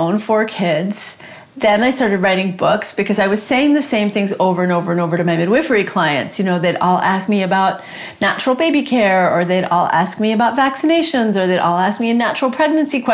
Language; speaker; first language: English; native; English